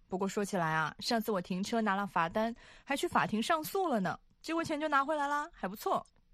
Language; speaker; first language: Chinese; native; Chinese